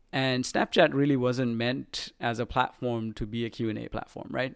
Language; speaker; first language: English; non-native, local second language; Sinhala